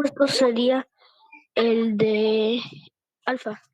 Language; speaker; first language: Spanish; native; Spanish